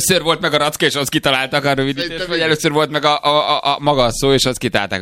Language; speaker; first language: Hungarian; native; Hungarian